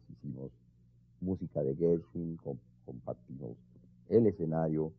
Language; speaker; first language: Spanish; native; Spanish